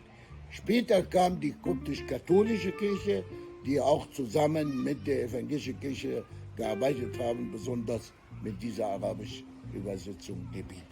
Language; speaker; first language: German; non-native, fluent; Arabic